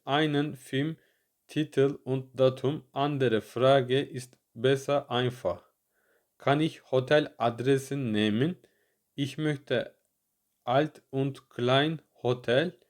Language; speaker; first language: German; non-native, learner; Turkish